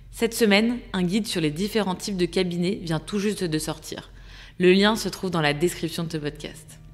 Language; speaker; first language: French; native; French